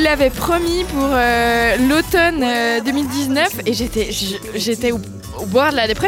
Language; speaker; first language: French; native; French